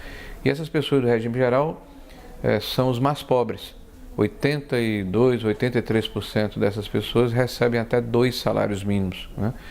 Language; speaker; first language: Portuguese; native; Portuguese